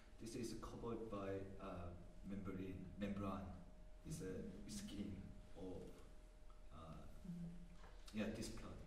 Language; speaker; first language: English; non-native, learner; Korean